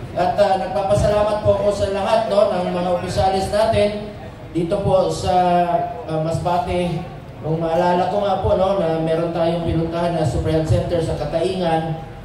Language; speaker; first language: Filipino; non-native, local second language; Cebuano